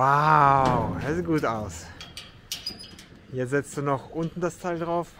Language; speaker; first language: German; native; German